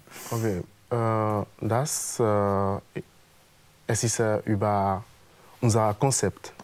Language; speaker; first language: German; non-native, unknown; French